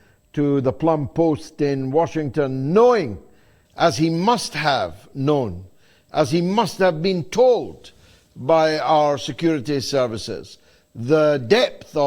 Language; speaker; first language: English; native; English